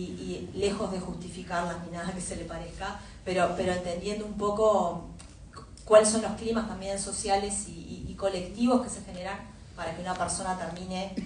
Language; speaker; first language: Spanish; native; Spanish